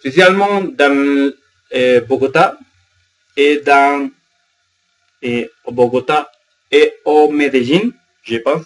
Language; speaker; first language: French; non-native, learner; Spanish